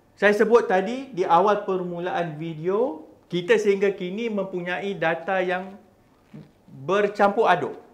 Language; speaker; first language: Malay; native; Malay